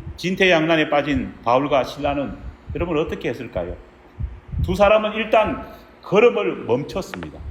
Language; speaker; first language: Korean; native; Korean